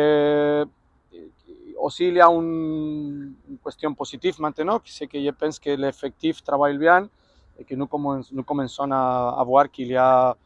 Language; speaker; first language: French; non-native, fluent; Spanish